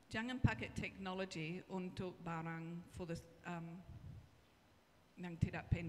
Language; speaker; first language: Indonesian; non-native, learner; English